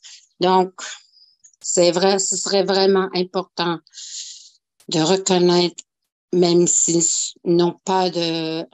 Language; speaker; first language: French; non-native, local second language; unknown